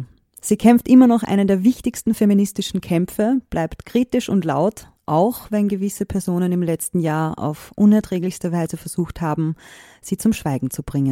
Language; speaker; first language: German; native; German